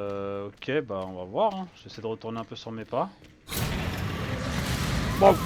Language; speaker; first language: French; native; French